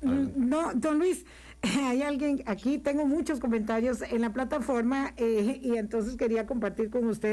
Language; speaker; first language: Spanish; native; Spanish